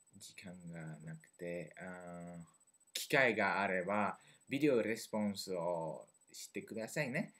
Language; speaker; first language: Japanese; non-native, learner; French